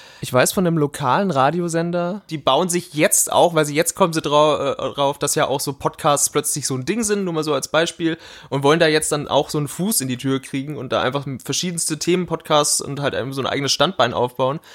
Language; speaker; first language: German; native; German